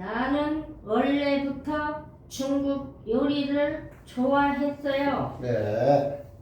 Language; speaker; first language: Korean; non-native, learner; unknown